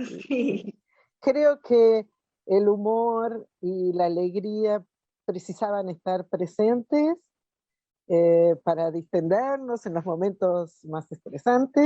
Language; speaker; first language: Spanish; non-native, fluent; Portuguese